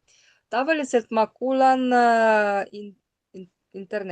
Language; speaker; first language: Estonian; non-native, learner; Russian